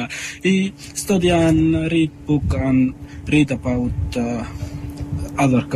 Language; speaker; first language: English; non-native, learner; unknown